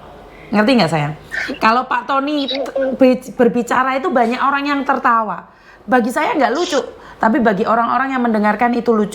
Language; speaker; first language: Indonesian; non-native, local second language; Javanese